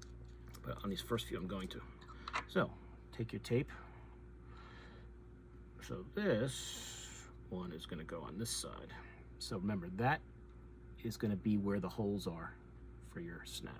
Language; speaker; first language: English; native; English